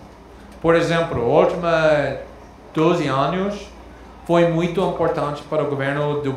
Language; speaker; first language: Portuguese; non-native, fluent; English